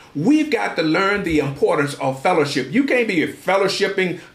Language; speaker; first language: English; native; English